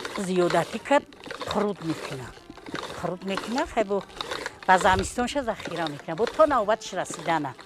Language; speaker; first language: Tajik; native; Tajik